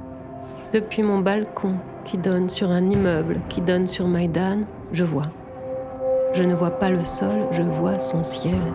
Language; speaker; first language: French; native; French